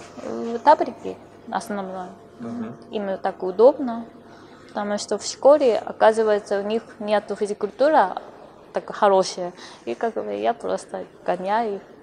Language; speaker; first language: Russian; non-native, fluent; Japanese